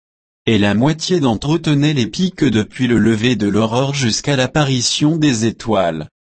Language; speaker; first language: French; native; French